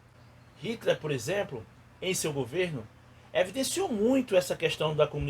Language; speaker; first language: Portuguese; native; Portuguese